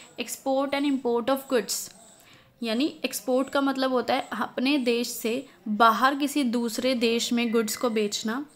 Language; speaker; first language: Hindi; native; Hindi